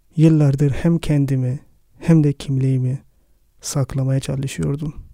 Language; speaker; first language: Turkish; non-native, fluent; Arabic